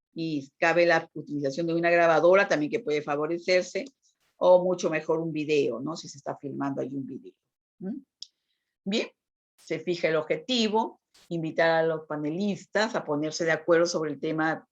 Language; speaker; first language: Spanish; native; Spanish